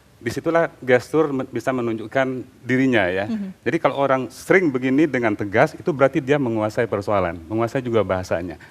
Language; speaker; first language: Indonesian; native; Indonesian